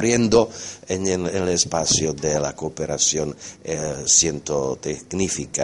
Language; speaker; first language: Spanish; non-native, fluent; Slovak